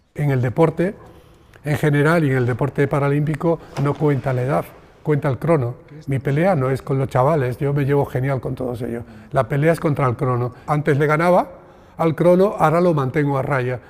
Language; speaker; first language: Spanish; native; Spanish